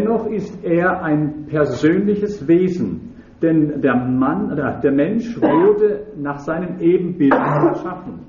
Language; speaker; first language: German; native; German